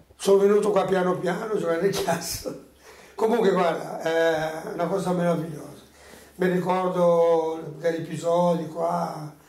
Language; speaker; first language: Italian; non-native, fluent; Portuguese